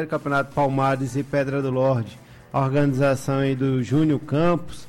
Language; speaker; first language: Portuguese; native; Portuguese